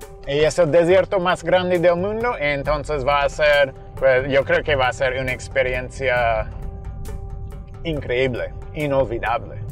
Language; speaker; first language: Spanish; non-native, fluent; English